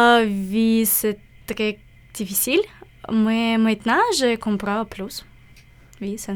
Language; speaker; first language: French; non-native, learner; Ukrainian